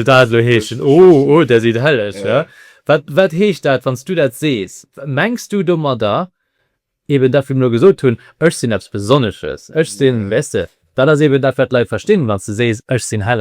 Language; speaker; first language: German; non-native, local second language; Luxembourgish